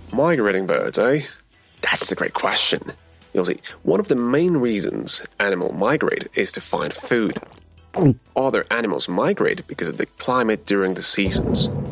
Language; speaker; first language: English; non-native, learner; Spanish